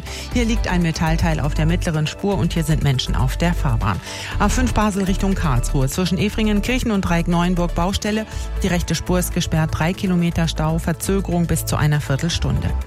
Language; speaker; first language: German; native; German